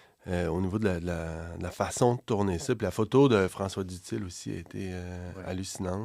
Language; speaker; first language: French; native; French